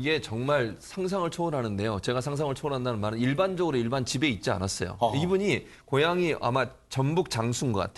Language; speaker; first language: Korean; native; Korean